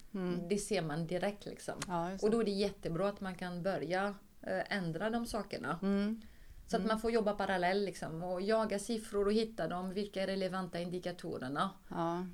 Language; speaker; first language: Swedish; non-native, fluent; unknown